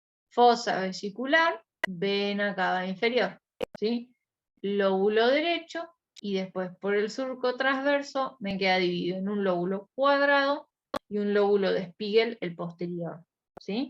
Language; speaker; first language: Spanish; native; Spanish